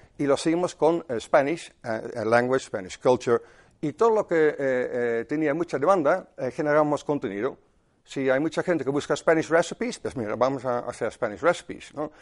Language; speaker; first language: Spanish; non-native, fluent; Dutch